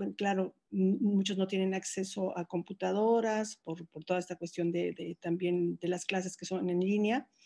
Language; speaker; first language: Spanish; native; Spanish